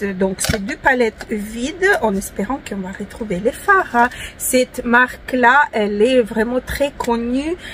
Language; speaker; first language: French; non-native, fluent; Ukrainian